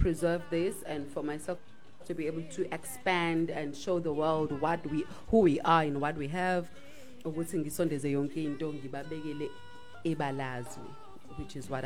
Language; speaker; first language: English; non-native, local second language; Zulu